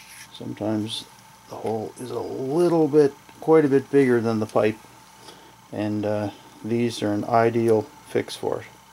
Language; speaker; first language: English; native; English